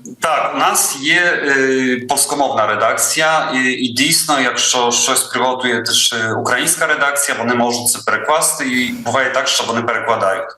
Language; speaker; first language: Ukrainian; non-native, fluent; Polish